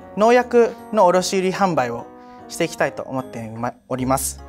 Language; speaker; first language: Japanese; early bilingual, other home language; Cebuano